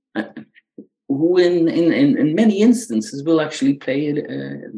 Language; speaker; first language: English; non-native, fluent; Dutch